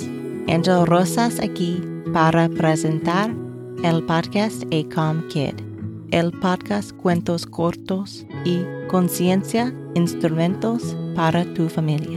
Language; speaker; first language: Spanish; non-native, learner; English